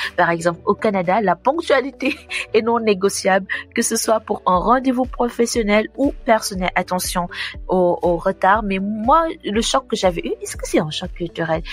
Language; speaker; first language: French; non-native, local second language; Wolof